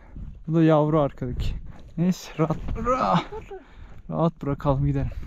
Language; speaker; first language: Turkish; native; Turkish